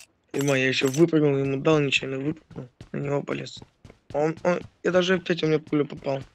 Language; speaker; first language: Russian; native; Russian